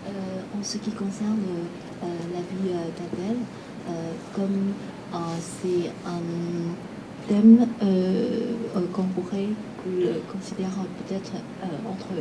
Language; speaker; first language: French; non-native, fluent; Chinese